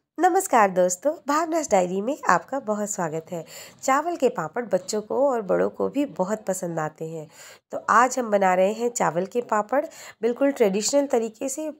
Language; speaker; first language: Hindi; native; Hindi